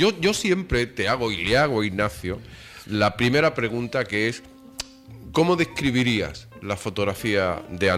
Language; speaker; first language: Spanish; native; Spanish